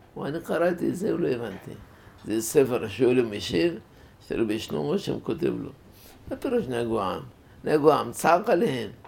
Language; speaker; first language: Hebrew; non-native, fluent; Arabic